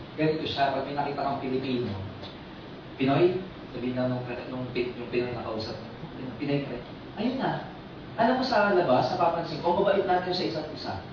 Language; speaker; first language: Filipino; native; Filipino